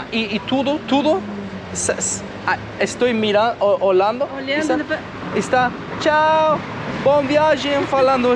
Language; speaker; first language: Portuguese; non-native, learner; English